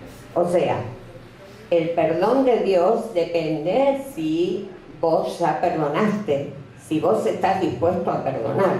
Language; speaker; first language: Spanish; native; Spanish